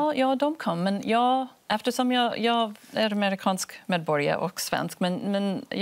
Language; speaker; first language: Swedish; non-native, fluent; Spanish